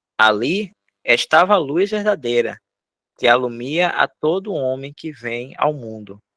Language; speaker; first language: Portuguese; native; Portuguese